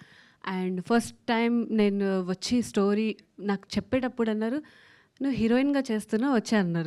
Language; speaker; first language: Telugu; non-native, local second language; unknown